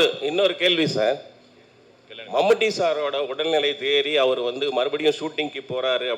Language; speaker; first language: Tamil; native; Tamil